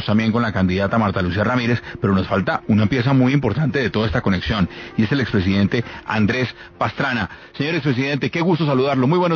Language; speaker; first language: Spanish; native; Spanish